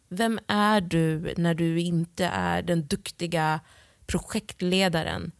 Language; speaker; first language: Swedish; early bilingual, other home language; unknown